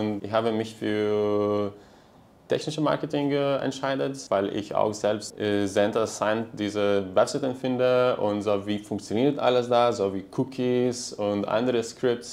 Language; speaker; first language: German; non-native, fluent; Lithuanian